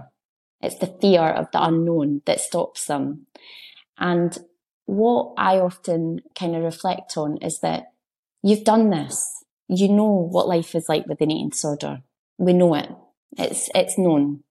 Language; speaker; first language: English; native; English